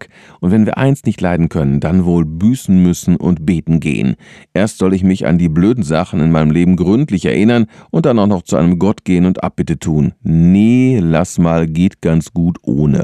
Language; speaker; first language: German; native; German